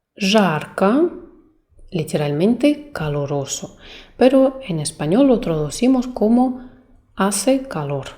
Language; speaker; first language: Spanish; non-native, fluent; Russian